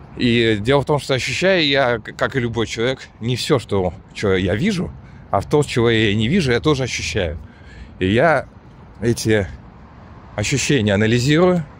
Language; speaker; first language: Russian; native; Russian